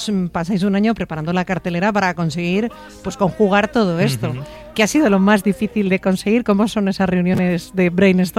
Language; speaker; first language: Spanish; native; Spanish